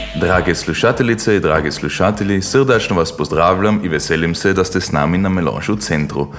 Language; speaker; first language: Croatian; early bilingual, heritage; Croatian